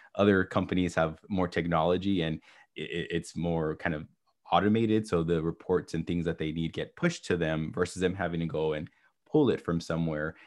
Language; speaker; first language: English; native; English